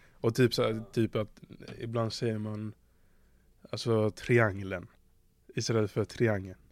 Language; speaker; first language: Swedish; native; Swedish